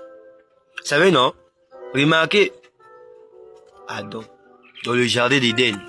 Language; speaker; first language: French; non-native, local second language; Lingala